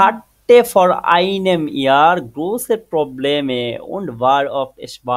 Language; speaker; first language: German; non-native, fluent; Bangla